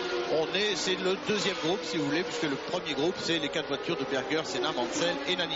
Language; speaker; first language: French; native; French